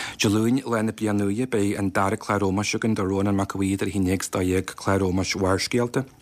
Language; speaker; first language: Irish; native; Irish